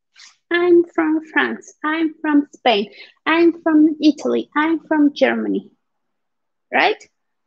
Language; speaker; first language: English; non-native, fluent; Spanish